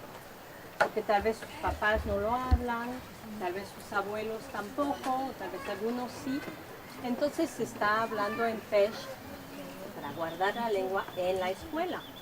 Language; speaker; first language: Spanish; non-native, fluent; French